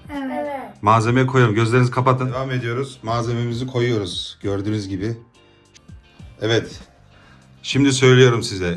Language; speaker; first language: Turkish; early bilingual, heritage; Turkish